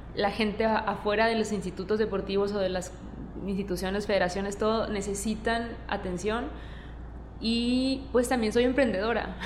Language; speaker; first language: Spanish; native; Spanish